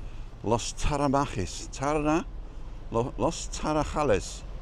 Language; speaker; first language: Spanish; non-native, learner; English